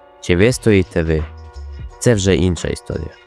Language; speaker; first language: Ukrainian; native; Ukrainian